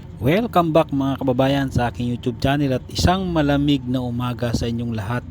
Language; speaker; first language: Filipino; native; Filipino